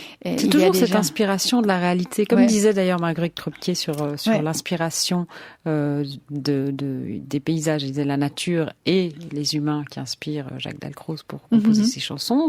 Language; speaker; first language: French; native; French